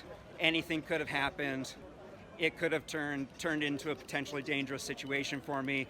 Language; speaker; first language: English; native; English